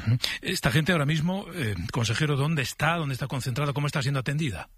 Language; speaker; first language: Spanish; native; Spanish